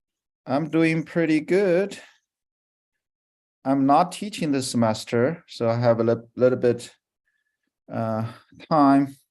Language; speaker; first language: English; non-native, fluent; Chinese